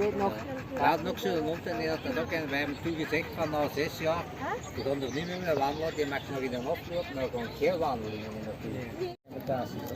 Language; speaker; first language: Dutch; native; Dutch